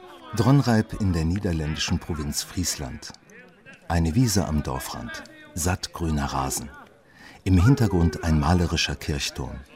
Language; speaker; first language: German; native; German